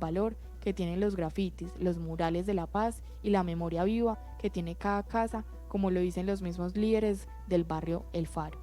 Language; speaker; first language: Spanish; native; Spanish